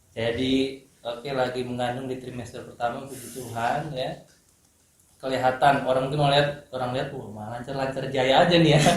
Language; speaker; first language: Indonesian; native; Indonesian